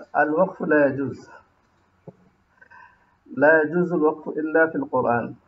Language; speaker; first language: Arabic; non-native, fluent; Urdu